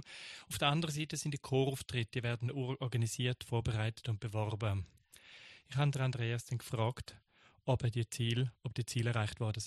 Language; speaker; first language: German; native; German